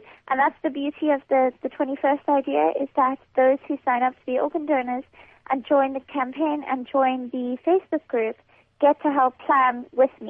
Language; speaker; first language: English; native; English